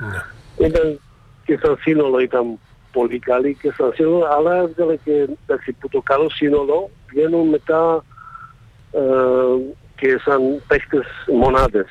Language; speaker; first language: Greek; non-native, fluent; Slovak